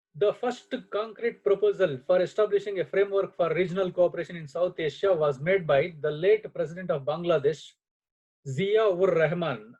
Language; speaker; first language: English; non-native, local second language; Kannada